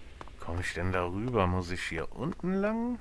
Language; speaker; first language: German; native; German